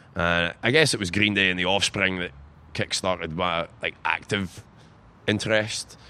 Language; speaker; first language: English; native; English